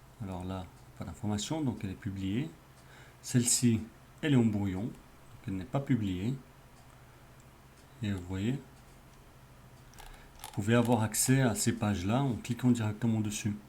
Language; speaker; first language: French; native; French